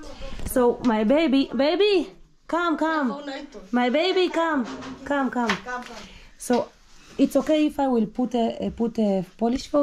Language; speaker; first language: English; non-native, learner; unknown